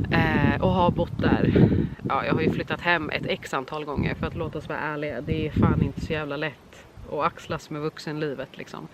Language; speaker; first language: Swedish; native; Swedish